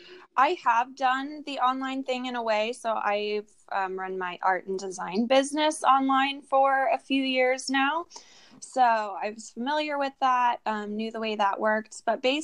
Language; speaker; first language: English; native; English